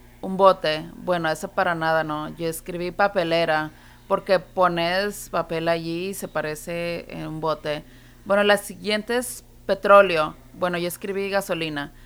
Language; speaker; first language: Spanish; non-native, fluent; English